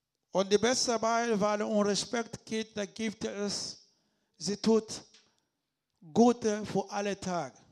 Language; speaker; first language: German; non-native, learner; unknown